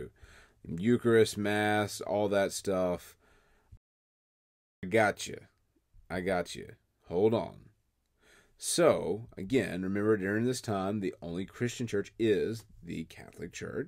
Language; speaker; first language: English; native; English